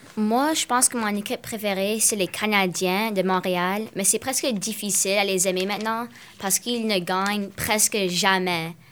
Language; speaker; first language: French; non-native, local second language; English